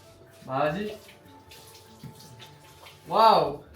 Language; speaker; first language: French; native; French